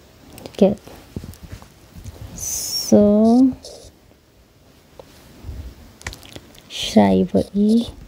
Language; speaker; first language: German; non-native, fluent; Indonesian